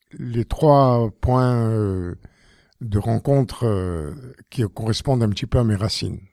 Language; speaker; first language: French; native; French